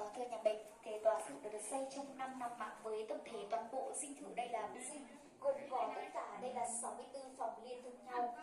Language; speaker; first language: Vietnamese; non-native, local second language; Hmong